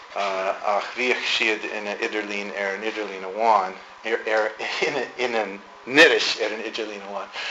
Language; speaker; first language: Irish; non-native, fluent; English